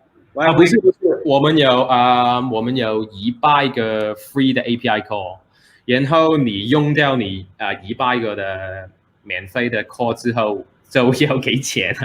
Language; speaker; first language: Chinese; early bilingual, heritage; Chinese